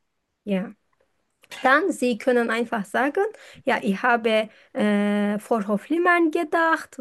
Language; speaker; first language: German; non-native, fluent; Turkish